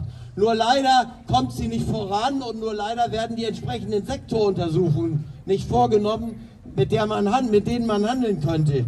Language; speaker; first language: German; native; German